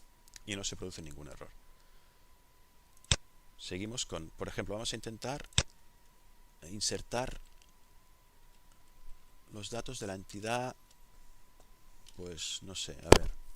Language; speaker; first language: Spanish; native; Spanish